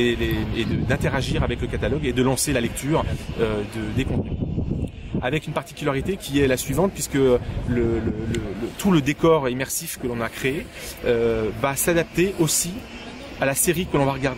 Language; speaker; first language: French; native; French